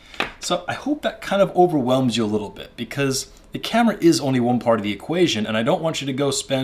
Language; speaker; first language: English; native; English